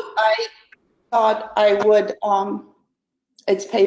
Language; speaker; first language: English; non-native, fluent; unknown